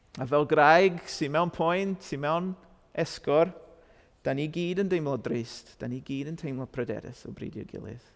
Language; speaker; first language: Welsh; non-native, fluent; English